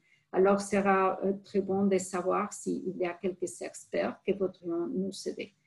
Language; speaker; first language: French; non-native, fluent; Spanish